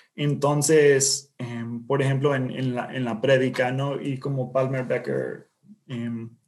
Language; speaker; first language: Spanish; non-native, fluent; English